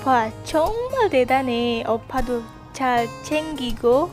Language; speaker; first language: Korean; non-native, learner; Indonesian